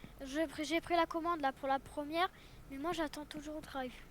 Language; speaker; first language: French; native; French